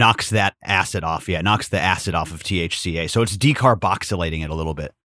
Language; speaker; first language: English; native; English